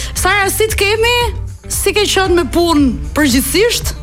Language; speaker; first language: Albanian; native; Albanian